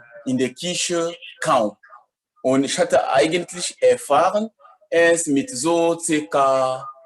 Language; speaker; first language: German; non-native, fluent; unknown